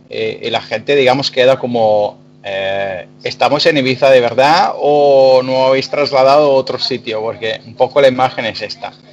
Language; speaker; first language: Spanish; non-native, fluent; Italian